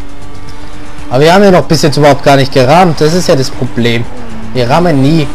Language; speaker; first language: German; native; German